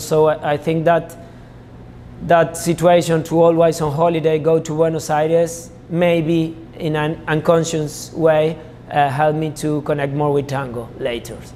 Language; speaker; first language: English; non-native, fluent; Spanish